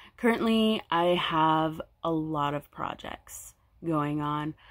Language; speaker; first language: English; native; English